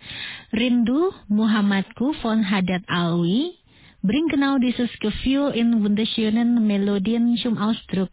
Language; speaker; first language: German; non-native, fluent; Indonesian